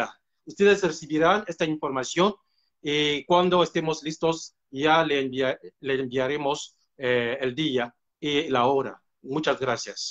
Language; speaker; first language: Spanish; non-native, fluent; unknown